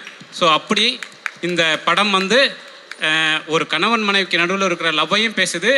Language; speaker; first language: Tamil; native; Tamil